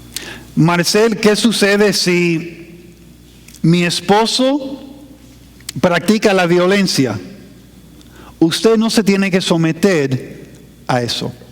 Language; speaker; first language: Spanish; non-native, fluent; English